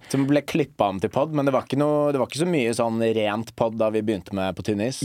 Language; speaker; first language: Norwegian; early bilingual, other home language; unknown